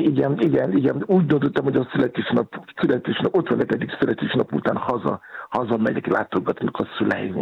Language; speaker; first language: Hungarian; non-native, fluent; Yoruba